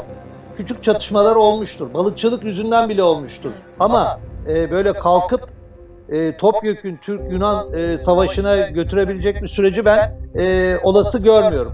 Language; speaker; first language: Turkish; native; Turkish